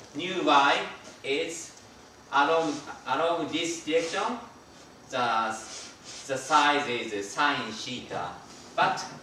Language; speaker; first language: English; non-native, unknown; Japanese